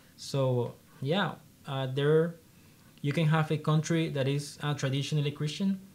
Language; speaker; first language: English; non-native, fluent; Spanish